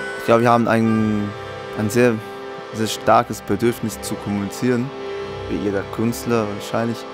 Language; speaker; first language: German; non-native, fluent; French